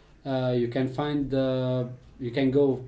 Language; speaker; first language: English; non-native, fluent; Arabic